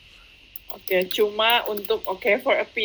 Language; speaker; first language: English; non-native, fluent; Indonesian